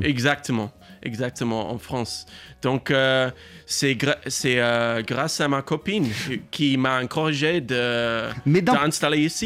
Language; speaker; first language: French; non-native, learner; English